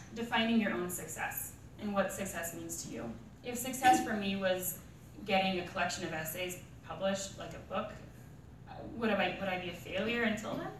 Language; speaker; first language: English; native; English